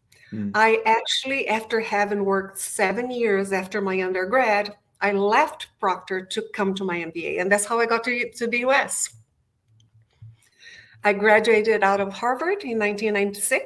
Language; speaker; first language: English; non-native, fluent; Portuguese